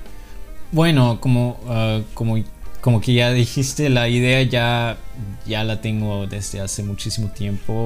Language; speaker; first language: Spanish; non-native, fluent; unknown